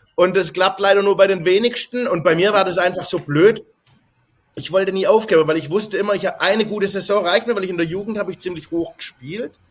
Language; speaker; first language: German; native; German